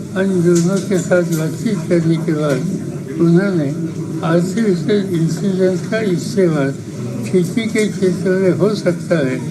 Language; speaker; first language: Hindi; non-native, local second language; Marathi